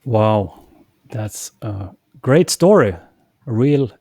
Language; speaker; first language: English; non-native, fluent; Swedish